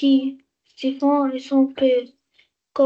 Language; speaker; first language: French; non-native, learner; Arabic